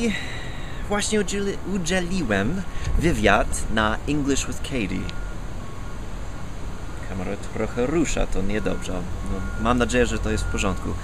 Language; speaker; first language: Polish; non-native, fluent; English